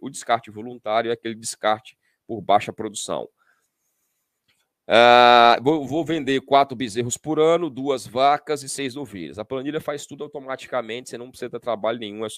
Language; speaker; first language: Portuguese; native; Portuguese